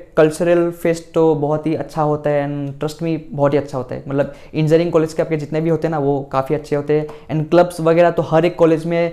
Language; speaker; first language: Hindi; non-native, local second language; Assamese